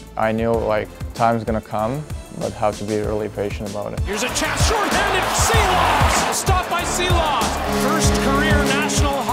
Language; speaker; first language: English; non-native, fluent; Latvian